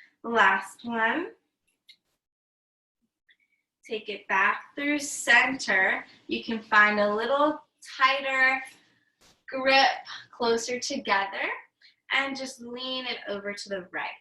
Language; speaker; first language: English; native; English